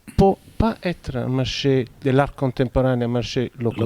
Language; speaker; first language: French; non-native, fluent; Italian